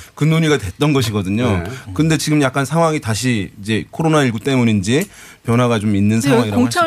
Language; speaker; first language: Korean; native; Korean